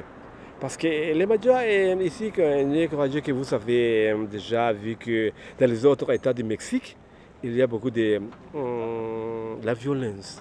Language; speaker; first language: French; non-native, learner; Spanish